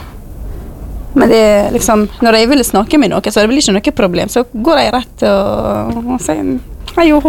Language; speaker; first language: Norwegian; non-native, fluent; Kurdish